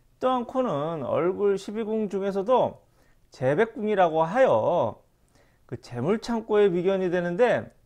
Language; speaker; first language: Korean; native; Korean